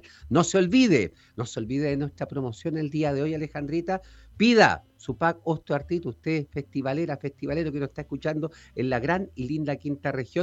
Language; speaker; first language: Spanish; native; Spanish